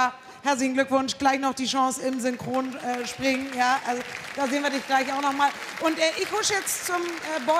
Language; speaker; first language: German; native; German